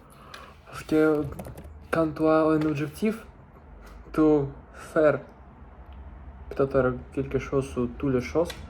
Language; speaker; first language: French; non-native, learner; Russian